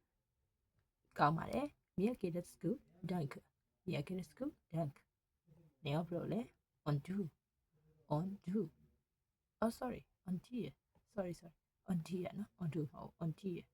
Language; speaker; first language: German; non-native, learner; Burmese